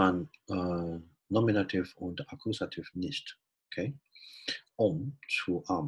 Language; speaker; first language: German; non-native, fluent; Chinese